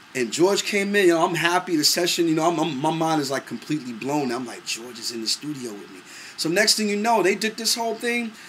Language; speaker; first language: English; native; English